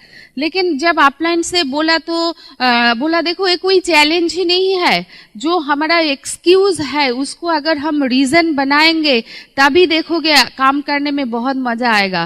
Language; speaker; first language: Hindi; non-native, local second language; Bangla